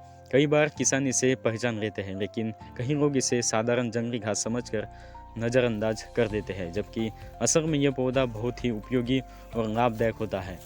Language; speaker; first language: Hindi; native; Hindi